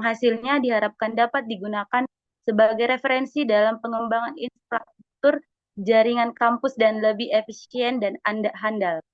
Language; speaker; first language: Indonesian; native; Indonesian